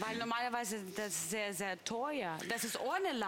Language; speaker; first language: German; non-native, fluent; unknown